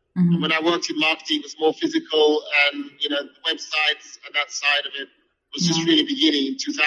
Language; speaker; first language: English; native; English